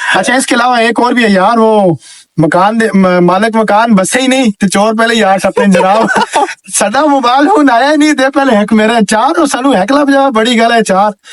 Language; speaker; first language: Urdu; non-native, local second language; Punjabi